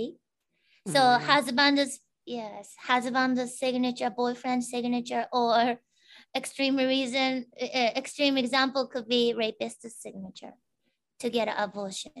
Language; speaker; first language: English; non-native, fluent; Japanese